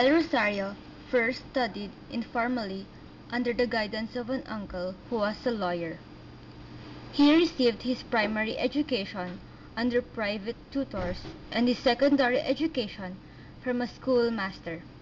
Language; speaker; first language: English; non-native, local second language; Filipino